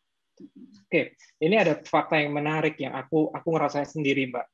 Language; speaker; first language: Indonesian; native; Indonesian